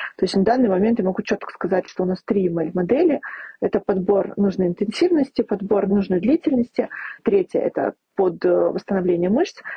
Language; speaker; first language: Russian; native; Russian